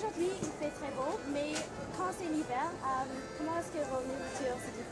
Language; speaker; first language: French; non-native, learner; English